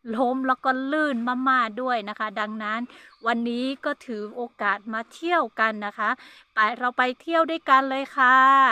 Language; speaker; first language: Thai; non-native, local second language; Hmong